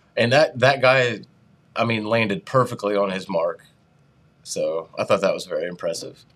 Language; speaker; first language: English; native; English